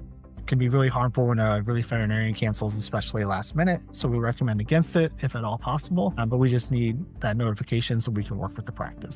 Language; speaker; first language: English; native; English